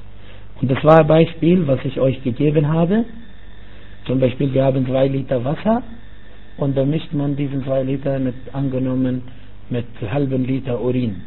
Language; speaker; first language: German; non-native, fluent; Arabic